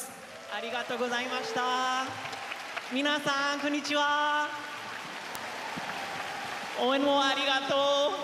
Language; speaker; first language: Japanese; non-native, learner; English